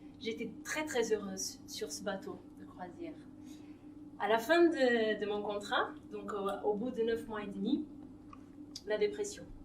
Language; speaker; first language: French; non-native, fluent; Portuguese